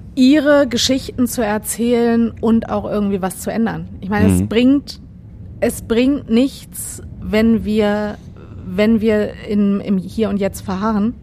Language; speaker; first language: German; native; German